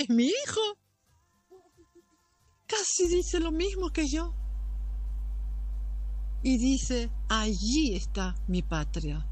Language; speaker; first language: Spanish; non-native, local second language; German